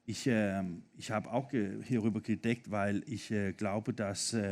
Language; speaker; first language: German; non-native, fluent; Danish